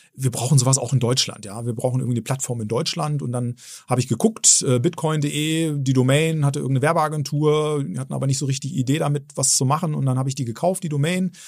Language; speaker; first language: German; native; German